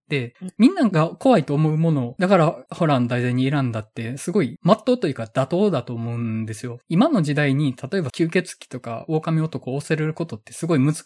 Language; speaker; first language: Japanese; native; Japanese